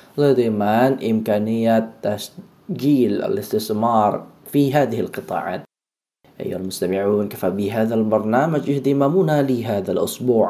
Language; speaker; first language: Arabic; non-native, fluent; Indonesian